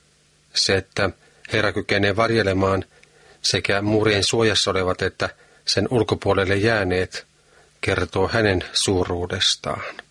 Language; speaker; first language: Finnish; native; Finnish